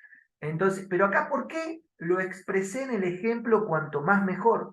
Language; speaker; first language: Spanish; native; Spanish